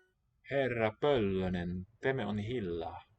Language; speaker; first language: Finnish; non-native, learner; English